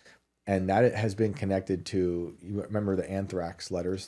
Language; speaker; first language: English; native; English